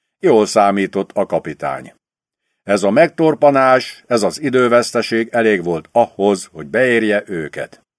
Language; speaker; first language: Hungarian; native; Hungarian